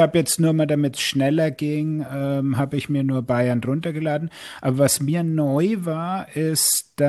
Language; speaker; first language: German; native; German